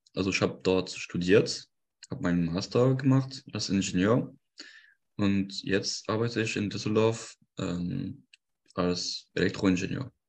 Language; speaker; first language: German; non-native, fluent; French